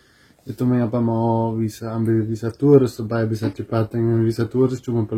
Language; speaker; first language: Indonesian; non-native, learner; German